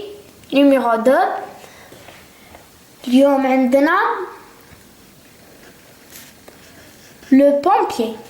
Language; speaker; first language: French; non-native, local second language; Arabic